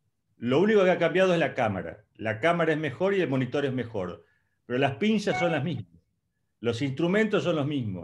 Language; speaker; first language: Spanish; native; Spanish